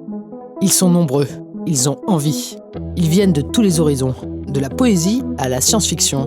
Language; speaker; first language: French; native; French